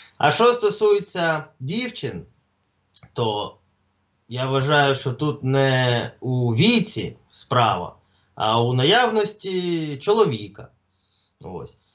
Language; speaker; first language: Ukrainian; non-native, local second language; Russian